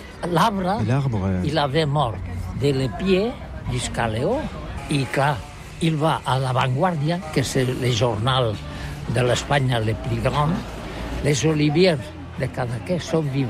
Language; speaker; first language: French; non-native, learner; Catalan